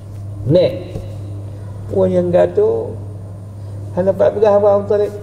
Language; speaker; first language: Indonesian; non-native, local second language; Achinese